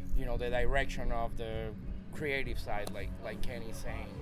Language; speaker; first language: English; non-native, fluent; Spanish